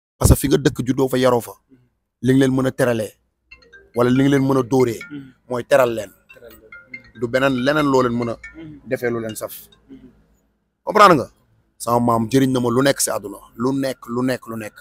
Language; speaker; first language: Wolof; native; Wolof